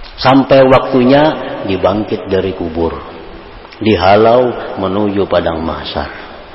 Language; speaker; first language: Indonesian; non-native, local second language; Banjar